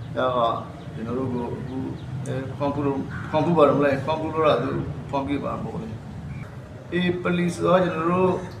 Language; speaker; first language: Burmese; non-native, local second language; Rohingya